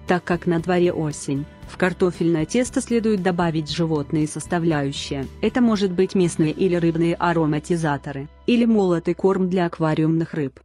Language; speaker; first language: Russian; native; Russian